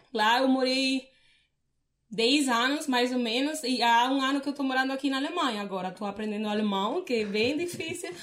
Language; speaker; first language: Portuguese; non-native, fluent; Spanish